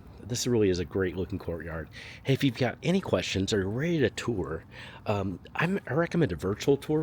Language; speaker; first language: English; native; English